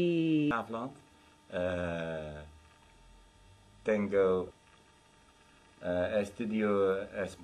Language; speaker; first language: Spanish; non-native, learner; Dutch